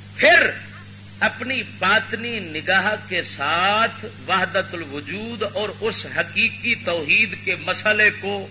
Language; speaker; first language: Urdu; non-native, local second language; Punjabi